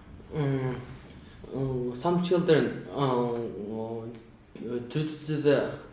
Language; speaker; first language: English; non-native, learner; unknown